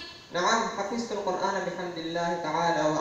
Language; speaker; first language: Arabic; non-native, learner; Urdu